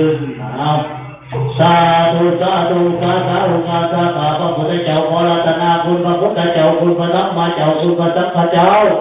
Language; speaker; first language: Thai; native; Thai